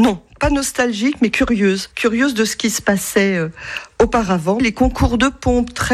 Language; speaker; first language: French; native; French